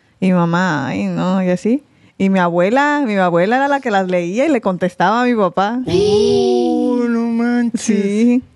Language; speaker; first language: Spanish; early bilingual, other home language; Korean